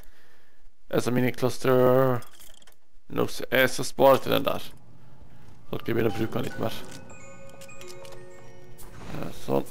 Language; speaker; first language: Swedish; non-native, learner; Norwegian